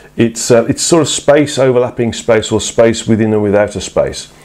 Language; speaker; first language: English; native; English